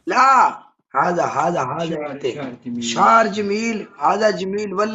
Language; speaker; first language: Arabic; non-native, learner; Punjabi